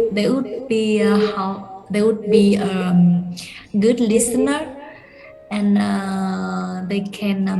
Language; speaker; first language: English; non-native, learner; Vietnamese